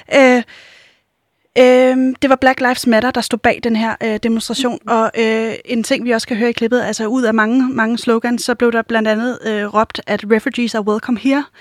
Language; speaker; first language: Danish; native; Danish